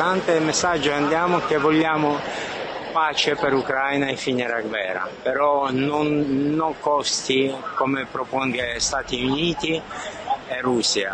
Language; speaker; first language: Italian; non-native, fluent; Ukrainian